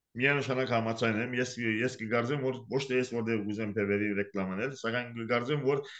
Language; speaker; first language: Armenian; early bilingual, heritage; Armenian